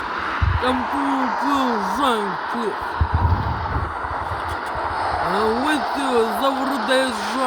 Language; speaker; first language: English; non-native, learner; Russian